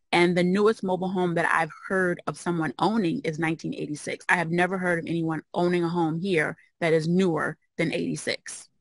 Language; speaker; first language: English; native; English